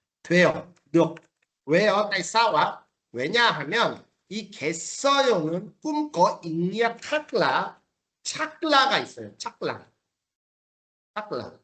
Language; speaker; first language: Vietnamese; non-native, fluent; Korean